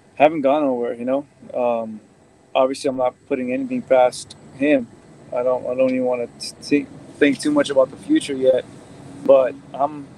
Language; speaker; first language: English; native; English